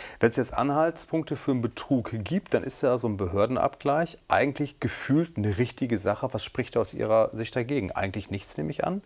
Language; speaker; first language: German; native; German